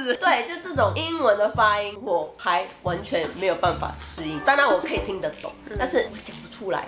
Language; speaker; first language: Chinese; native; Chinese